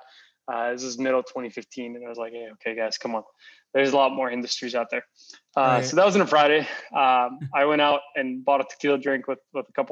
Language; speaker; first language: English; non-native, fluent; Spanish